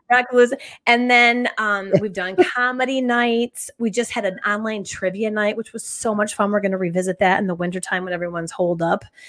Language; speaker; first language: English; native; English